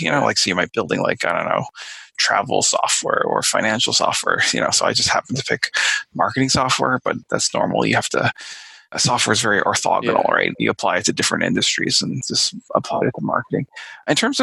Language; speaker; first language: English; native; English